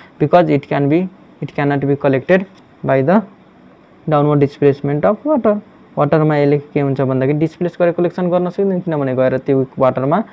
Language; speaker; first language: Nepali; native; Nepali